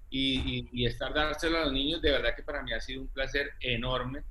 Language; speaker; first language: Spanish; native; Spanish